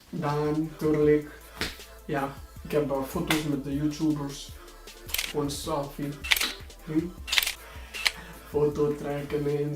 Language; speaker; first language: Dutch; early bilingual, other home language; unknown